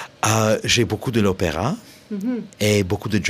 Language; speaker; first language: French; non-native, fluent; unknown